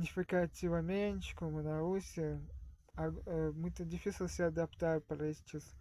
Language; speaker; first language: Portuguese; non-native, fluent; Russian